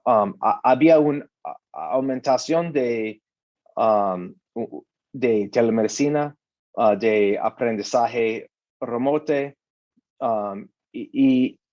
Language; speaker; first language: Spanish; non-native, learner; English